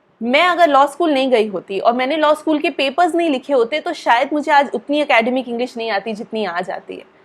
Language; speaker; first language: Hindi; native; Hindi